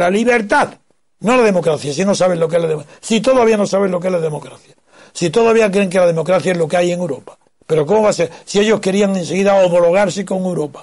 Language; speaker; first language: Spanish; native; Spanish